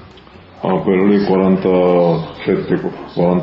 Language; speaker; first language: Italian; early bilingual, heritage; Italian